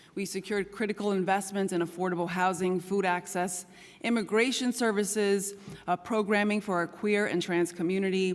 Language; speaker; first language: English; native; English